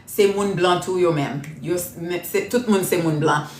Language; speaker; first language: French; non-native, local second language; Haitian Creole